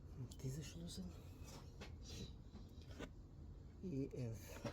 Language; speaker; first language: German; non-native, learner; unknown